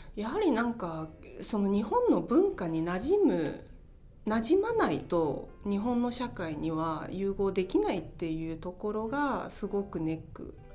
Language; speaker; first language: Japanese; non-native, fluent; Chinese